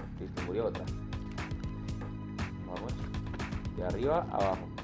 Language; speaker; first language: Spanish; native; Spanish